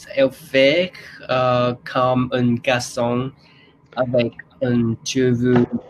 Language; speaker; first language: French; non-native, learner; English